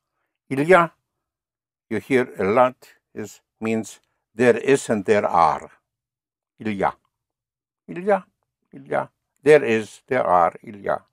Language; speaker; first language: French; non-native, fluent; English